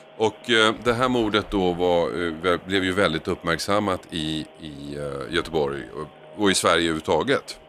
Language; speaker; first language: Swedish; native; Swedish